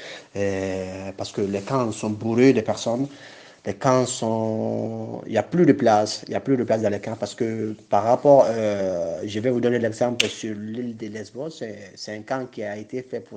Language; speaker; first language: French; non-native, local second language; Bambara